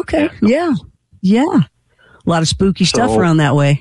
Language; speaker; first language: English; native; English